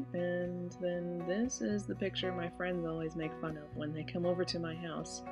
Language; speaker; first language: English; native; English